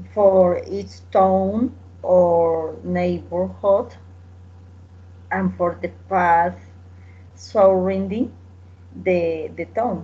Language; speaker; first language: English; non-native, learner; Spanish